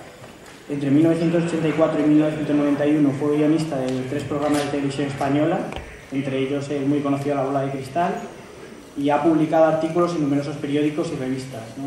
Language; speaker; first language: Spanish; native; Spanish